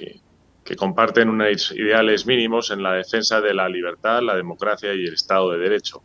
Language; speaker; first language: Spanish; native; Spanish